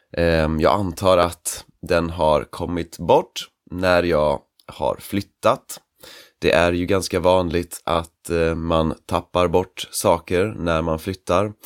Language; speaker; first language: Swedish; native; Swedish